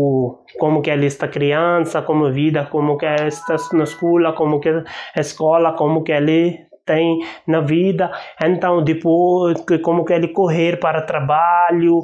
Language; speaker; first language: Portuguese; non-native, learner; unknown